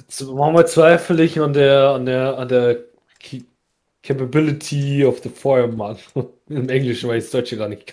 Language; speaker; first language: German; native; German